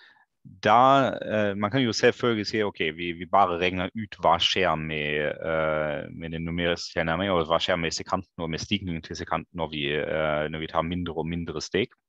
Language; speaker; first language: Norwegian; non-native, fluent; German